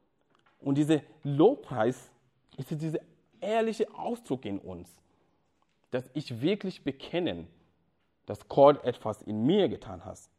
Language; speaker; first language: German; non-native, fluent; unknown